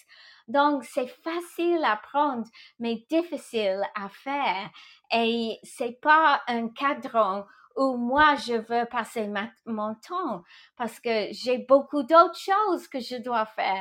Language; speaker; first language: French; non-native, fluent; English